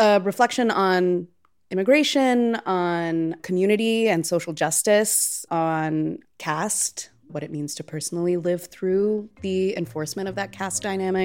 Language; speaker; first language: English; non-native, local second language; Telugu